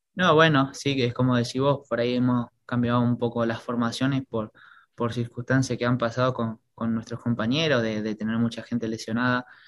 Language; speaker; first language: Spanish; native; Spanish